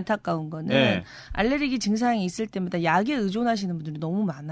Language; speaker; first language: Korean; native; Korean